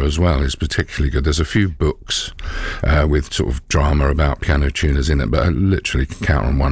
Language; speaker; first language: English; native; English